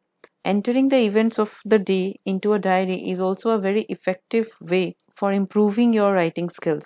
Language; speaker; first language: English; non-native, local second language; Hindi